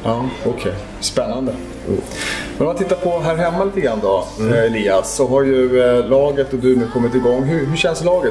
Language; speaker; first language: Swedish; native; Swedish